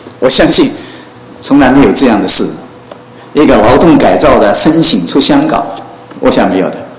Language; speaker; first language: Chinese; non-native, local second language; Cantonese